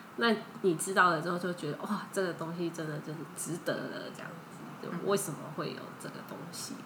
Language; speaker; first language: Chinese; early bilingual, heritage; Chinese